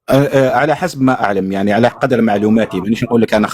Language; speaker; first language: Arabic; native; Arabic